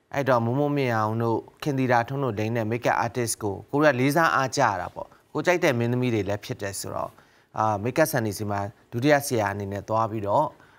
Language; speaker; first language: Burmese; native; Burmese